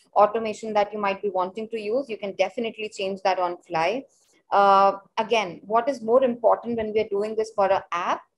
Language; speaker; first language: English; non-native, local second language; Hindi